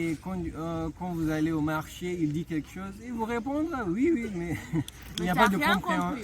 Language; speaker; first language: French; non-native, fluent; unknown